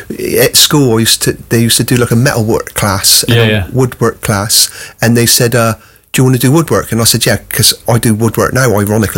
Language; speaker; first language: English; native; English